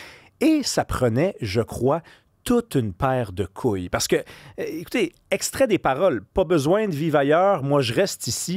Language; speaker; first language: French; native; French